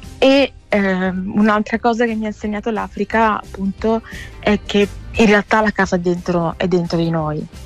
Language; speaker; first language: Italian; native; Italian